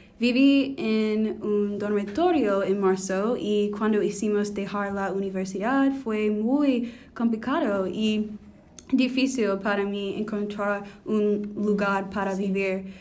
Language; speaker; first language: Spanish; non-native, learner; English